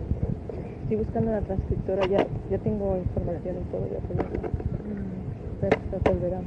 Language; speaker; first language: Spanish; native; Spanish